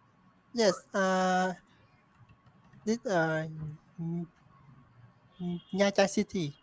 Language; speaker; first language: English; non-native, learner; Vietnamese